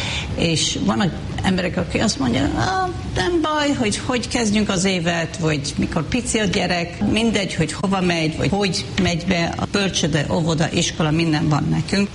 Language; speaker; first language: Hungarian; non-native, learner; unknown